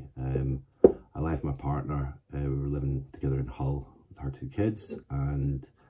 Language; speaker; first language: English; native; English